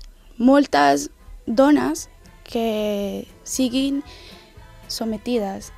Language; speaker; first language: Catalan; non-native, learner; Spanish